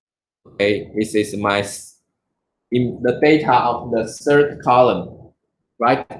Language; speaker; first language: English; non-native, learner; Chinese